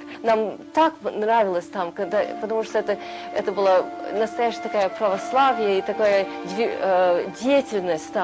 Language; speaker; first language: Russian; early bilingual, heritage; Russian